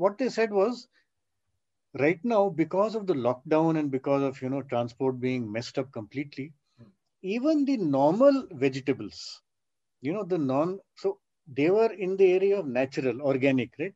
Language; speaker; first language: English; non-native, local second language; Hindi